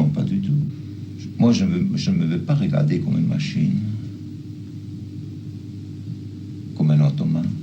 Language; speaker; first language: French; non-native, fluent; German